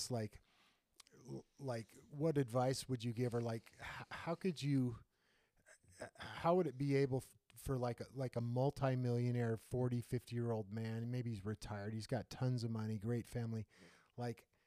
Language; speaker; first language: English; native; English